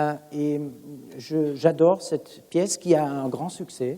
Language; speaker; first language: French; non-native, fluent; German